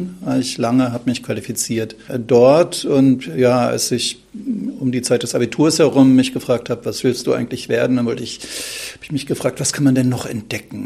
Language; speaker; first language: German; native; German